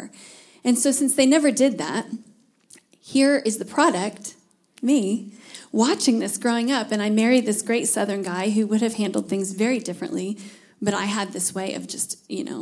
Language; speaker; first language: English; native; English